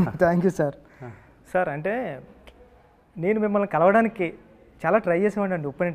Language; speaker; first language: Telugu; native; Telugu